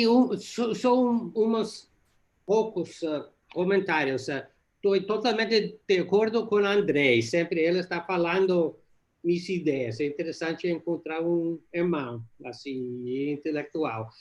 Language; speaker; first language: Portuguese; non-native, learner; English